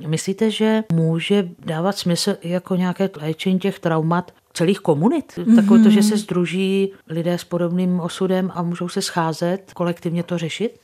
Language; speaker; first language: Czech; native; Czech